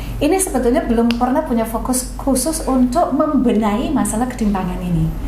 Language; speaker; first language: Indonesian; non-native, fluent; English